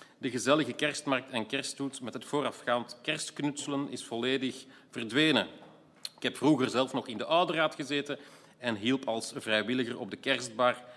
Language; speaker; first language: Dutch; native; Dutch